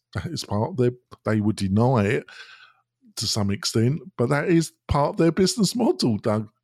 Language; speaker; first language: English; native; English